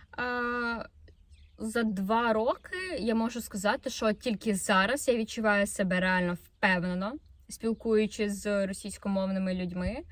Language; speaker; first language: Ukrainian; non-native, local second language; Russian